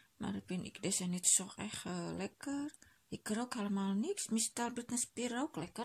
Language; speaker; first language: Dutch; non-native, learner; Indonesian